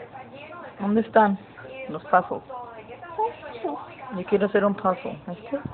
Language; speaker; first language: Spanish; early bilingual, heritage; Spanish